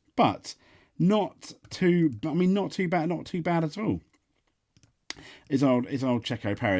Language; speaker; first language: English; native; English